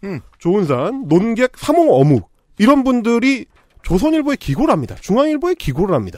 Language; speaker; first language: Korean; native; Korean